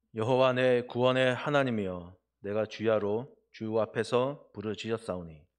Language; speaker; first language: Korean; native; Korean